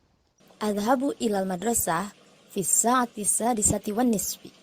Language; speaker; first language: Arabic; non-native, learner; Indonesian